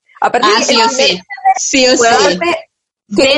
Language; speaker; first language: Spanish; native; Spanish